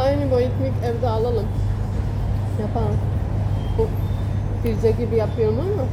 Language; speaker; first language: Turkish; non-native, fluent; Arabic